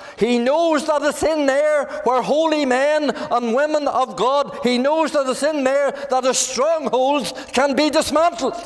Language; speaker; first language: English; native; English